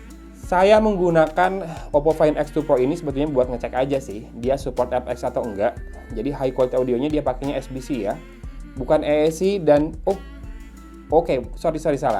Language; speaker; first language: Indonesian; native; Indonesian